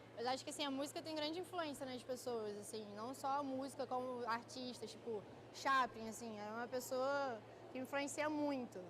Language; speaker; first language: Portuguese; native; Portuguese